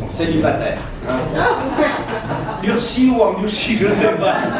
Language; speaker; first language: French; non-native, fluent; Vietnamese